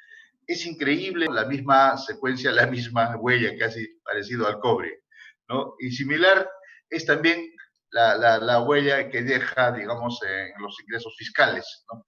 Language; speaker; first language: Spanish; native; Spanish